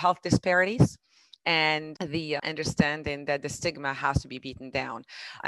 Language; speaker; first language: English; non-native, fluent; Arabic